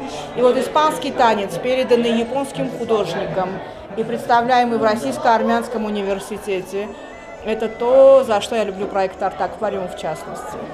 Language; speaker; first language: Russian; native; Russian